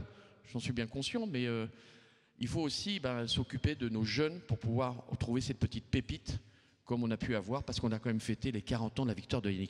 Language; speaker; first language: French; native; French